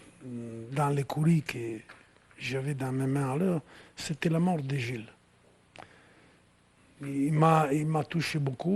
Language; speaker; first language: French; non-native, fluent; Italian